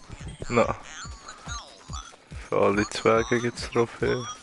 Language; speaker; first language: German; native; German